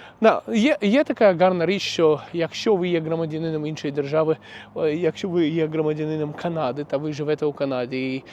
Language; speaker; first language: Ukrainian; non-native, local second language; Russian